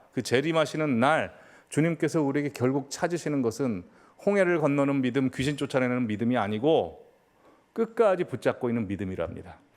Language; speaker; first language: Korean; native; Korean